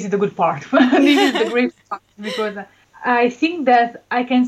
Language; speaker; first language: English; non-native, learner; Italian